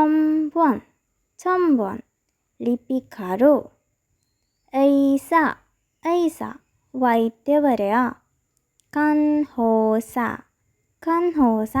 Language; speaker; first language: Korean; non-native, fluent; Sinhala